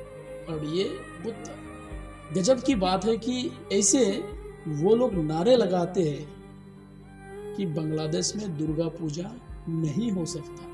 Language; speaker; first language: Hindi; non-native, local second language; Bangla